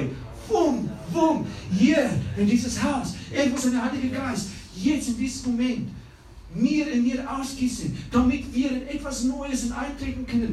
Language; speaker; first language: German; non-native, learner; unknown